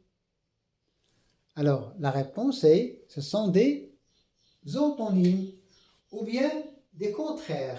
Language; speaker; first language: French; non-native, local second language; Arabic